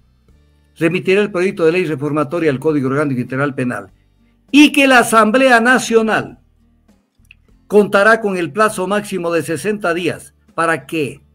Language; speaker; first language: Spanish; native; Spanish